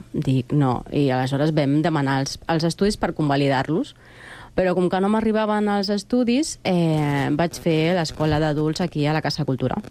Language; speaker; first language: Catalan; early bilingual, other home language; Spanish